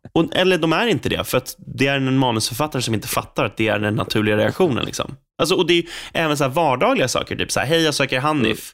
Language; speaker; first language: Swedish; native; Swedish